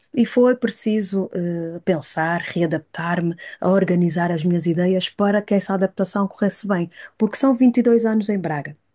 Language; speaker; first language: Portuguese; native; Portuguese